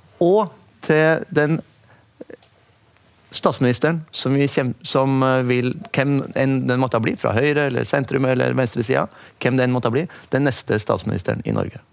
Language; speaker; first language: Norwegian; native; Norwegian